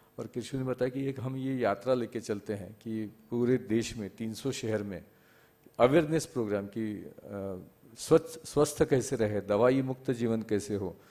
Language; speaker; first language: Hindi; non-native, local second language; Marathi